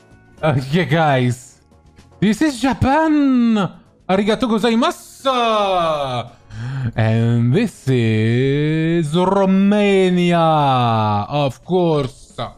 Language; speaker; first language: English; non-native, fluent; French